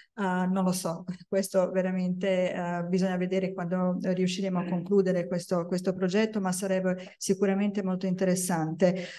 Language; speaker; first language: Italian; non-native, fluent; Bosnian